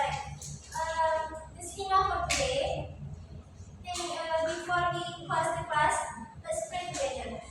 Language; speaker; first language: English; non-native, learner; Indonesian